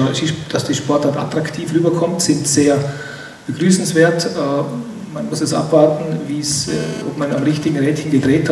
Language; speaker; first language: German; native; German